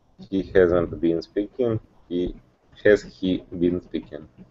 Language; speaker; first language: English; non-native, learner; Russian